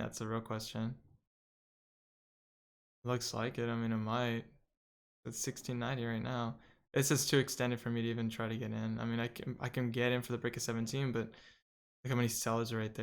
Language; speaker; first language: English; native; English